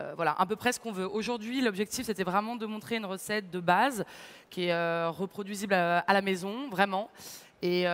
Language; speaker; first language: French; native; French